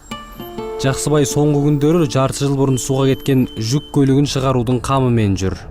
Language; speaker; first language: Kazakh; native; Kazakh